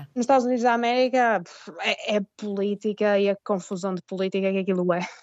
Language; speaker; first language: Portuguese; native; Portuguese